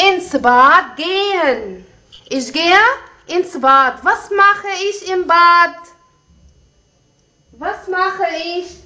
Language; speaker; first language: German; non-native, fluent; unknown